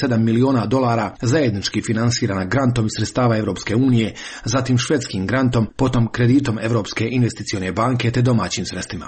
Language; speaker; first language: Serbian; native; Serbian